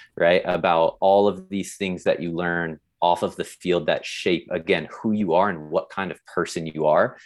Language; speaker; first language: English; native; English